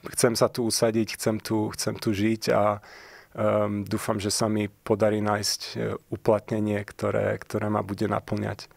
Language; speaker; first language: Slovak; early bilingual, heritage; Slovak